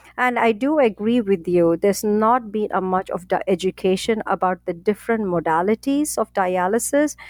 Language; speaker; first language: English; non-native, local second language; Tamil